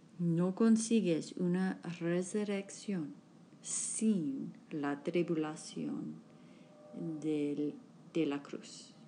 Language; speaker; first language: Spanish; non-native, learner; English